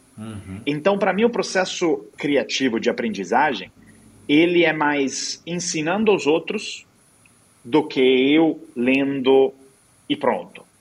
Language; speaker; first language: Portuguese; non-native, fluent; Italian